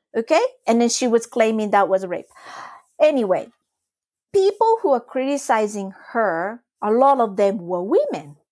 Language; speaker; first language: English; non-native, fluent; Japanese